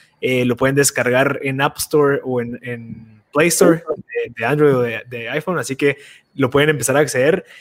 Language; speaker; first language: Spanish; native; Spanish